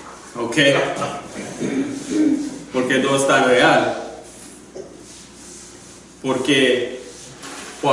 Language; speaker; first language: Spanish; non-native, learner; English